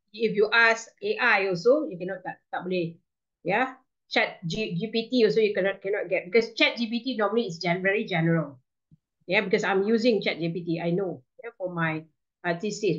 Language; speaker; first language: English; non-native, local second language; Malay